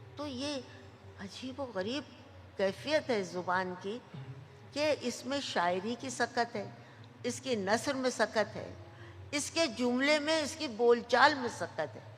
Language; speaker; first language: Urdu; native; Urdu